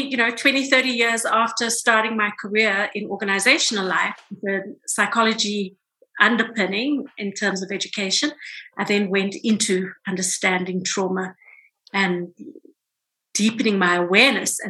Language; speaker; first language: English; native; English